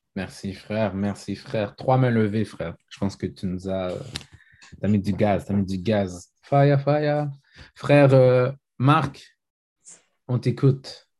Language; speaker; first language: French; native; French